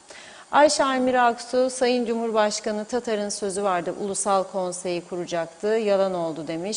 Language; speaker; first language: Turkish; native; Turkish